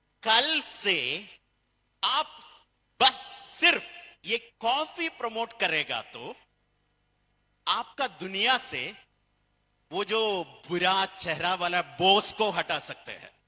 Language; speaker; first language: Hindi; non-native, fluent; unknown